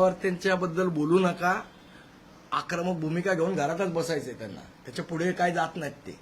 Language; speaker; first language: Marathi; native; Marathi